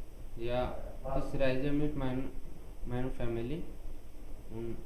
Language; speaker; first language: German; non-native, learner; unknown